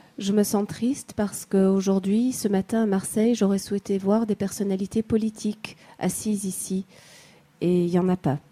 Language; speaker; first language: French; native; French